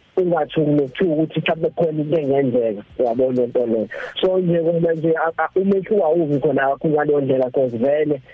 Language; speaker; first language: Zulu; native; Zulu